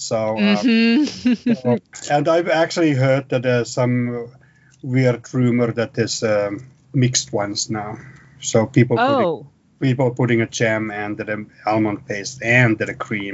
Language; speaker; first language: English; non-native, fluent; Finnish